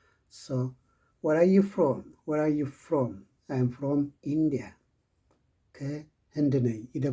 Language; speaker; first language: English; non-native, fluent; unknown